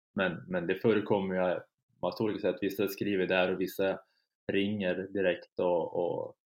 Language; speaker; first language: Swedish; native; Swedish